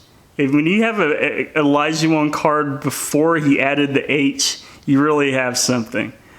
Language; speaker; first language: English; native; English